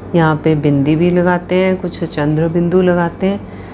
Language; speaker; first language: Hindi; non-native, local second language; Punjabi